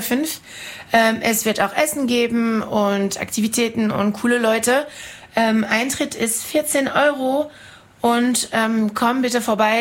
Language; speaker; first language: German; non-native, fluent; French